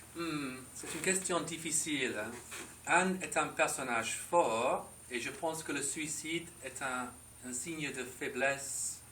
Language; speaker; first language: French; non-native, fluent; English